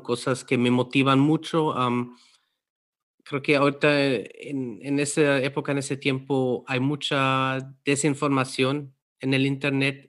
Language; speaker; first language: Spanish; non-native, fluent; German